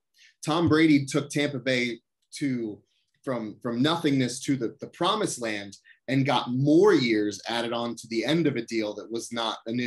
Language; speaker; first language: English; native; English